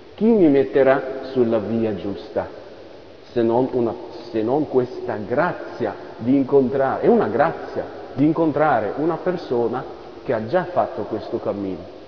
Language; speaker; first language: Italian; non-native, fluent; French